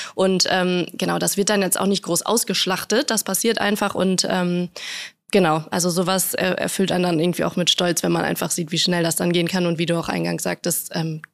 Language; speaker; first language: German; native; German